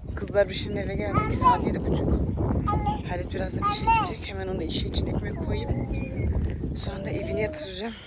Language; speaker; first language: Turkish; early bilingual, heritage; Turkish